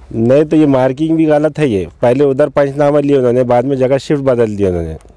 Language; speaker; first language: Hindi; non-native, local second language; Urdu